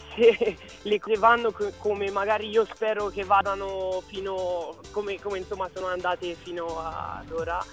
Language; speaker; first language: Italian; early bilingual, other home language; French